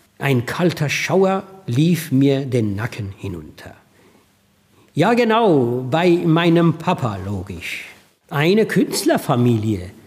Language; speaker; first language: German; non-native, fluent; Persian